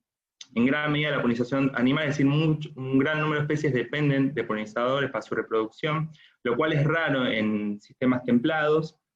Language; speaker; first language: Spanish; native; Spanish